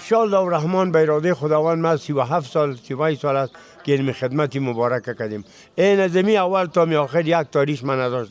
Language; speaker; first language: Persian; native; Persian